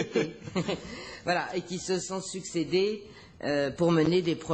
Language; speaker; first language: French; native; French